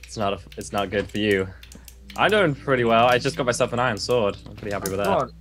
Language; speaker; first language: English; native; English